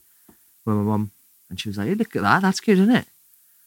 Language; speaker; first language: English; native; English